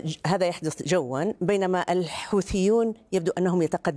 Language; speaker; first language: Arabic; native; Arabic